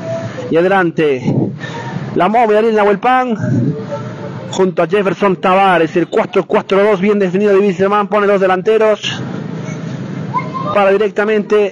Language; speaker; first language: Spanish; native; Spanish